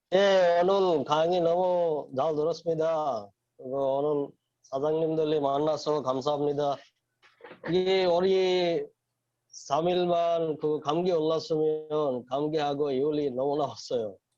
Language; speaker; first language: Korean; non-native, learner; Bangla